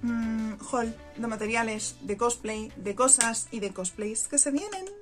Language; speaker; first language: Spanish; native; Spanish